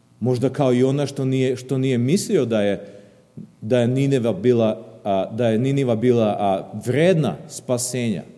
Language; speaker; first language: Serbian; early bilingual, heritage; Serbian